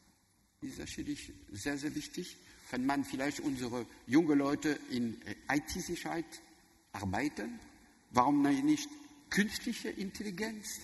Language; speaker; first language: German; non-native, learner; French